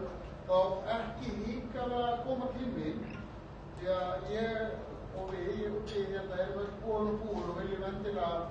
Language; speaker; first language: Icelandic; native; Icelandic